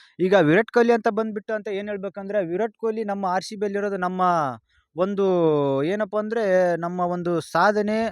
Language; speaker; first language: Kannada; native; Kannada